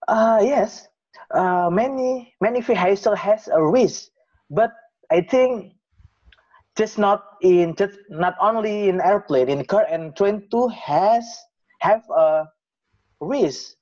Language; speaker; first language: English; non-native, learner; Indonesian